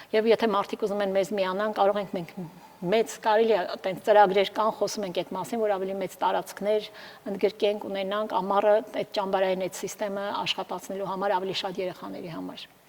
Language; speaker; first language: Armenian; early bilingual, heritage; Armenian